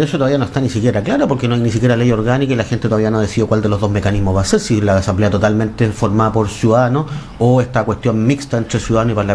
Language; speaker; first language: Spanish; native; Spanish